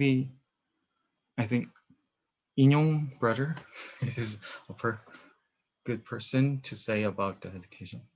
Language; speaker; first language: English; non-native, learner; Korean